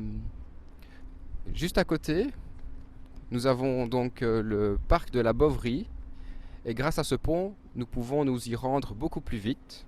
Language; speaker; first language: French; native; French